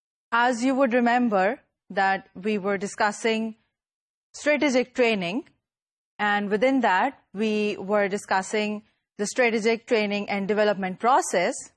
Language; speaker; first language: English; non-native, local second language; Urdu